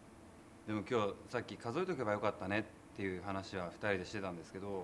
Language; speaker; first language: Japanese; native; Japanese